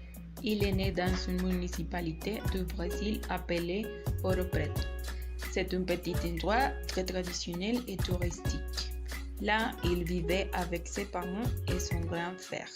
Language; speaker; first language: French; non-native, learner; Spanish